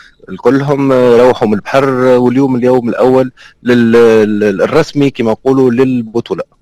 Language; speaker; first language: Arabic; native; Arabic